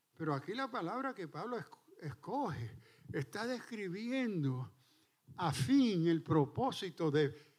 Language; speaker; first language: Spanish; early bilingual, heritage; Spanish